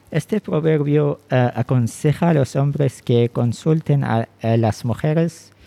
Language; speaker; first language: Spanish; non-native, fluent; Arabic